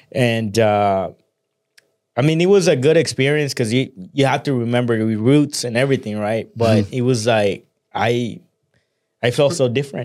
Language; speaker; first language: English; early bilingual, other home language; Spanish